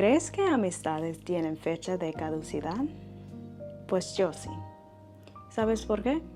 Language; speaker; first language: Spanish; non-native, fluent; English